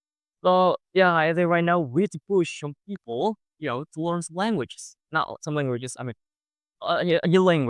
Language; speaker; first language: English; non-native, fluent; Indonesian